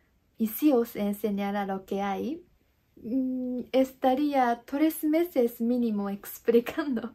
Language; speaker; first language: Spanish; non-native, fluent; Japanese